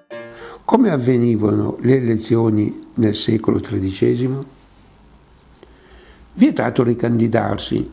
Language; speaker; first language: Italian; native; Italian